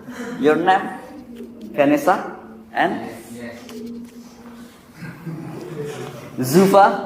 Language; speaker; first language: English; non-native, learner; Indonesian